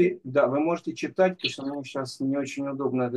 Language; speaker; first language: Russian; native; Russian